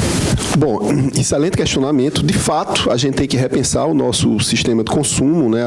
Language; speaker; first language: Portuguese; native; Portuguese